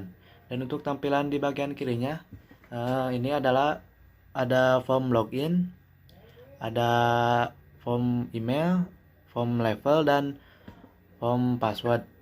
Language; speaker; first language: Indonesian; native; Indonesian